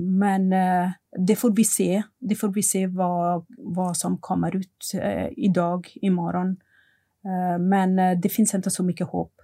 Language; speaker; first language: Swedish; non-native, fluent; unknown